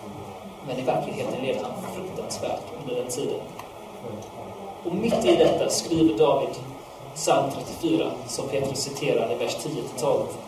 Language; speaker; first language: Swedish; non-native, fluent; English